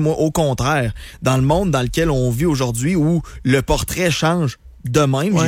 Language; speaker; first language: French; native; French